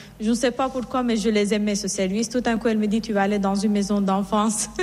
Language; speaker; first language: French; non-native, learner; Persian